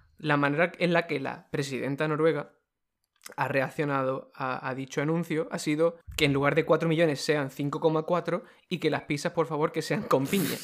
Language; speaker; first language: Spanish; native; Spanish